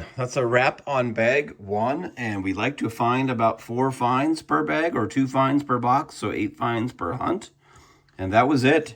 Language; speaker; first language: English; native; English